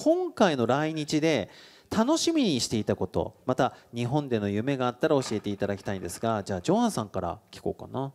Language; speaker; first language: Japanese; native; Japanese